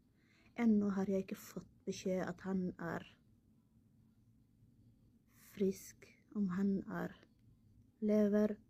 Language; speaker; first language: Norwegian; non-native, learner; Somali